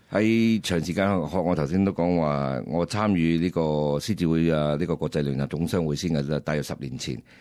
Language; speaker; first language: Cantonese; early bilingual, heritage; Cantonese